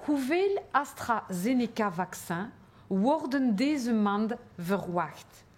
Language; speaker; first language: Dutch; non-native, local second language; French